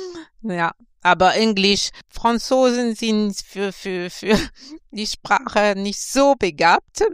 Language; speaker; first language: German; non-native, fluent; French